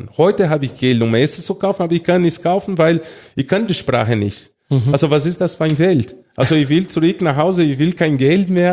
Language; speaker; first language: German; non-native, fluent; Portuguese